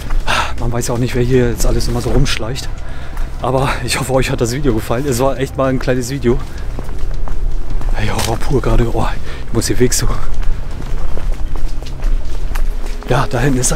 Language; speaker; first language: German; native; German